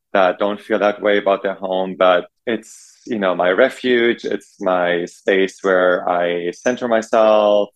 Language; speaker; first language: English; non-native, fluent; German